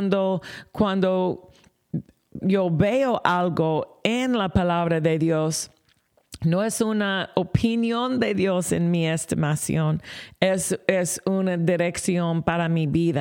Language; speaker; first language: Spanish; non-native, fluent; English